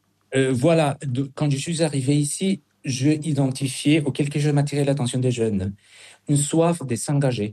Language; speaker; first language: French; non-native, fluent; Spanish